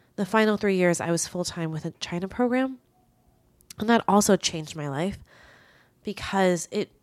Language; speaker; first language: English; early bilingual, other home language; Chinese